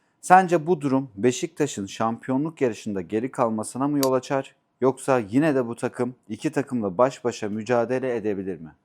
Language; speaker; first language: Turkish; native; Turkish